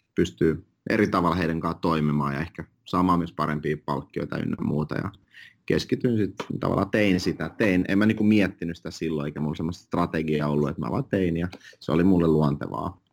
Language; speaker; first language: Finnish; early bilingual, other home language; Russian